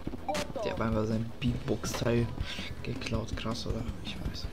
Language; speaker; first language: German; native; German